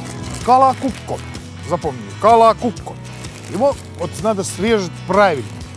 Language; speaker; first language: Russian; non-native, fluent; Finnish